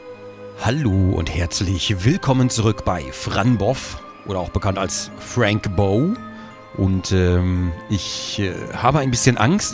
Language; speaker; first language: German; native; German